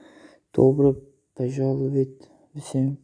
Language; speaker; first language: Russian; non-native, learner; Tajik